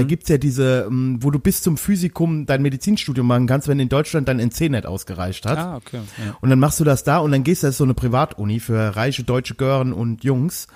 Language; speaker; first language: German; native; German